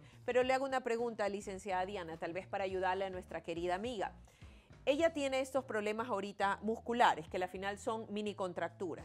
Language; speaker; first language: Spanish; native; Spanish